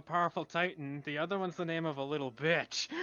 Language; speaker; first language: English; native; English